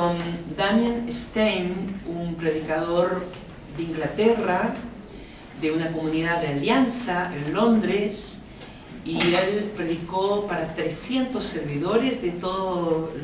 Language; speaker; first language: Spanish; native; Spanish